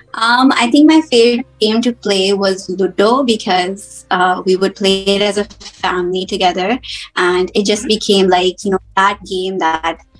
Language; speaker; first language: English; early bilingual, other home language; Hindi